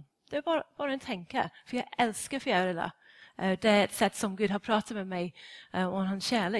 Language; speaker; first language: Swedish; non-native, fluent; English